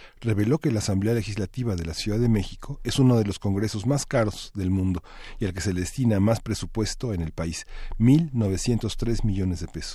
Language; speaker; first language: Spanish; native; Spanish